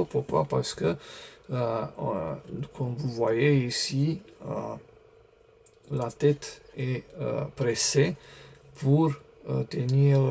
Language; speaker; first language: French; non-native, learner; Romanian